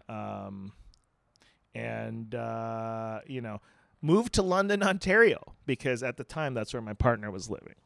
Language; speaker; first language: English; non-native, local second language; Filipino